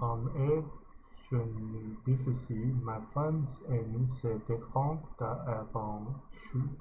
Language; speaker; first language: French; non-native, learner; English